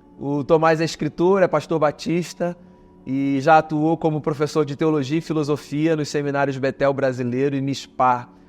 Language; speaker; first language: Portuguese; native; Portuguese